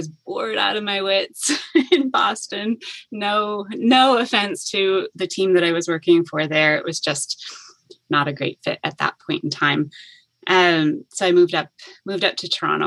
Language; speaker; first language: English; native; English